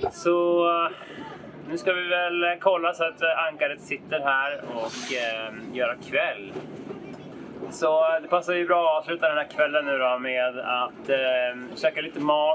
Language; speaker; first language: Swedish; native; Swedish